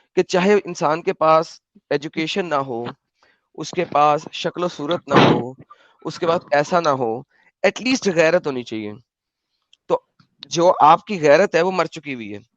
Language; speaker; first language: Urdu; native; Urdu